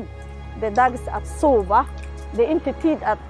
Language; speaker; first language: Swedish; non-native, learner; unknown